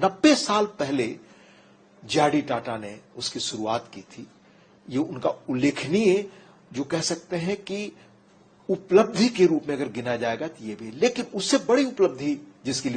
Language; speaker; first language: Hindi; native; Hindi